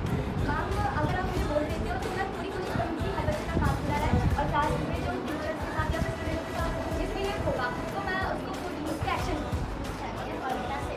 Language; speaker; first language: Hindi; native; Hindi